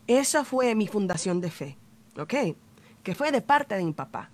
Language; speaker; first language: Spanish; early bilingual, heritage; Spanish